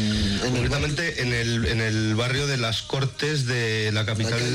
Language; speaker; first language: Spanish; native; Spanish